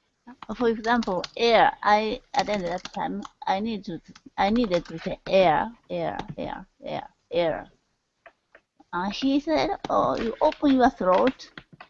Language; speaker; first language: English; non-native, learner; Japanese